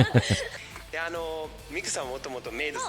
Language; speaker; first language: Japanese; non-native, fluent; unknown